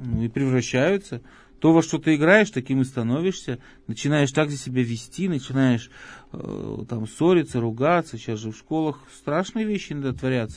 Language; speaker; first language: Russian; native; Russian